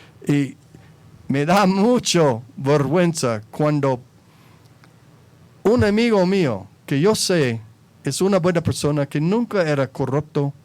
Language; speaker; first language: Spanish; non-native, fluent; English